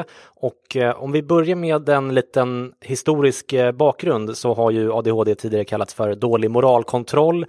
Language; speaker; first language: Swedish; native; Swedish